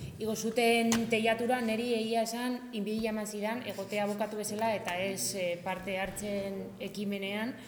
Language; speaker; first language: Basque; non-native, local second language; Spanish